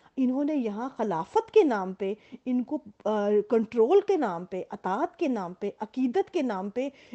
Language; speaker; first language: Hindi; native; Hindi